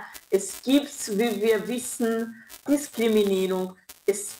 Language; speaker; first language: German; non-native, fluent; Kinyarwanda